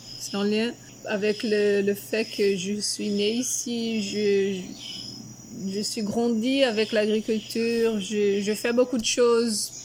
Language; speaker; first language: French; non-native, fluent; Portuguese